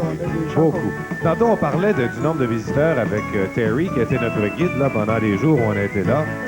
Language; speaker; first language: French; native; French